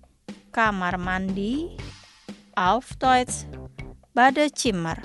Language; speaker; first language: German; non-native, fluent; Indonesian